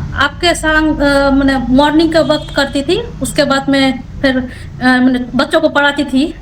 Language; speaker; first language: Hindi; non-native, local second language; Bangla